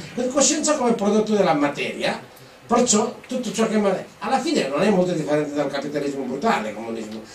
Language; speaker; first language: Italian; non-native, fluent; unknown